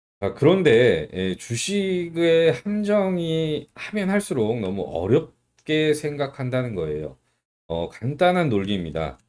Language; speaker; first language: Korean; native; Korean